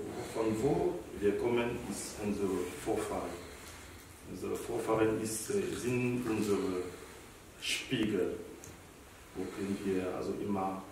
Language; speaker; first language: German; non-native, learner; French